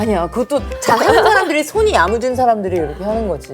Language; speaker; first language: Korean; native; Korean